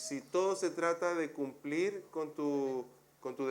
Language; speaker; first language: Spanish; native; Spanish